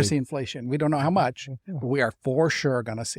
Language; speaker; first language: English; native; English